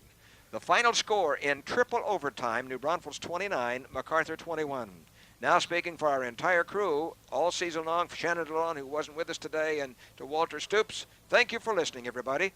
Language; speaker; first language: English; native; English